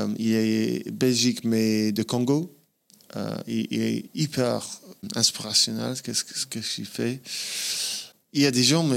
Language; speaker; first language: French; non-native, fluent; English